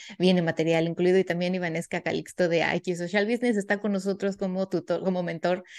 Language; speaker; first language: Spanish; native; Spanish